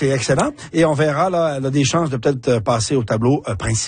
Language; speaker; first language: French; native; French